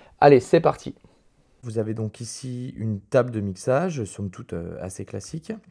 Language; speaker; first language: French; native; French